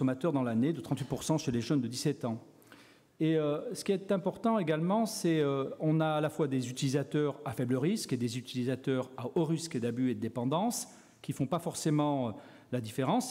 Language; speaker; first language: French; native; French